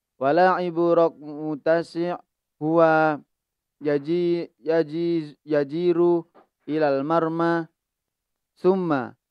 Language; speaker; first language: Arabic; non-native, learner; Indonesian